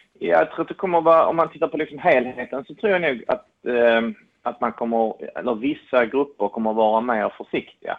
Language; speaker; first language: Swedish; native; Swedish